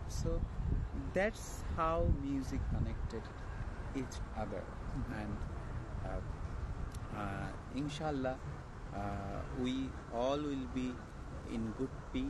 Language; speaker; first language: English; non-native, learner; Bangla